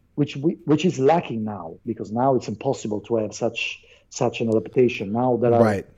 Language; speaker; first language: English; non-native, fluent; Italian